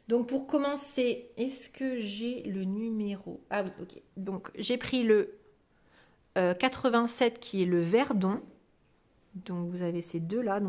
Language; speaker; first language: French; native; French